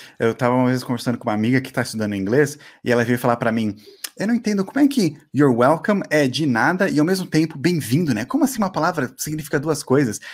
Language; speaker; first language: Portuguese; native; Portuguese